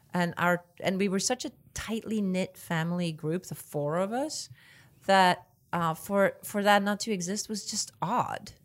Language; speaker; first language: English; non-native, fluent; Swedish